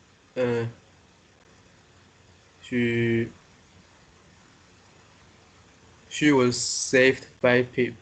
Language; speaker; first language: English; non-native, learner; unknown